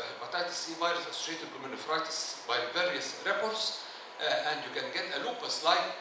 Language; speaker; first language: English; non-native, fluent; Arabic